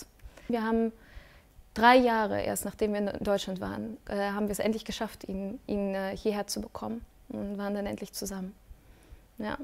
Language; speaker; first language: German; early bilingual, other home language; Russian